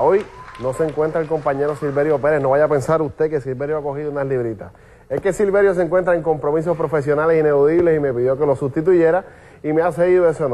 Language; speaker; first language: Spanish; native; Spanish